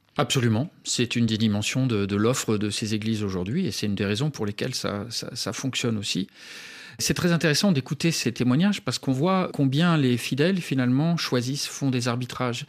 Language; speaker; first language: French; native; French